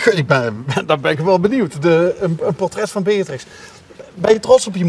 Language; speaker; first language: Dutch; native; Dutch